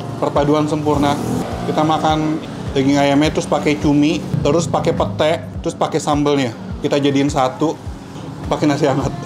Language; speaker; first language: Indonesian; native; Indonesian